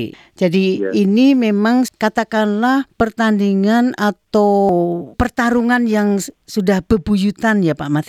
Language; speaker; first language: Indonesian; native; Indonesian